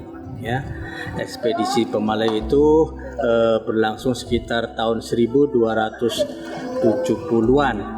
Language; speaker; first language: Malay; native; Malay